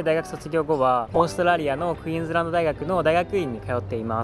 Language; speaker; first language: Japanese; native; Japanese